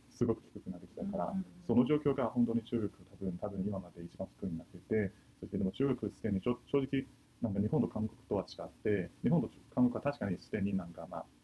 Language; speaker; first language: Japanese; non-native, fluent; Chinese